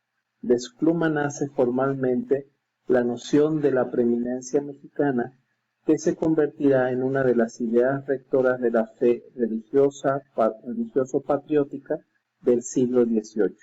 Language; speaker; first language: Spanish; native; Spanish